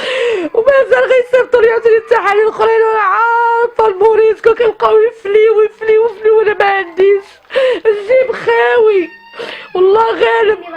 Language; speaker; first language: Arabic; native; Arabic